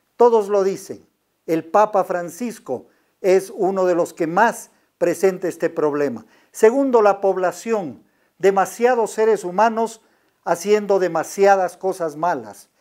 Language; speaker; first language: Spanish; native; Spanish